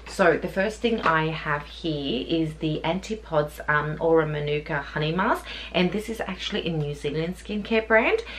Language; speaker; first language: English; native; English